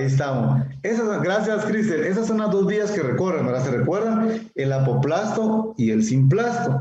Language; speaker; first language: Spanish; native; Spanish